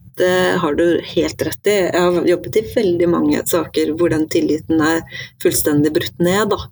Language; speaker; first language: Norwegian; native; Norwegian